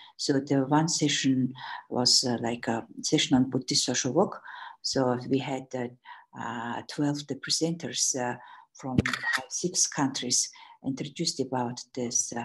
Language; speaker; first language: English; non-native, learner; Mongolian